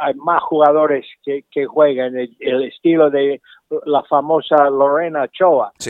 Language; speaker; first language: Spanish; native; Spanish